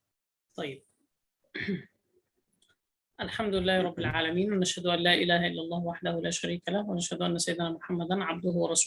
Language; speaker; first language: Arabic; native; Arabic